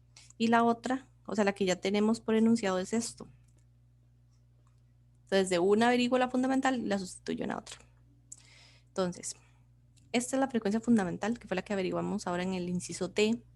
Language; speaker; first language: Spanish; native; Spanish